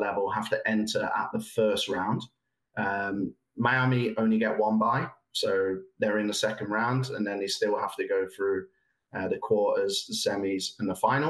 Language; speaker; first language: English; native; English